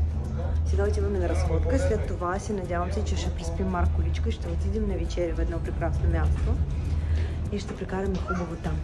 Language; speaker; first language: Bulgarian; non-native, fluent; Russian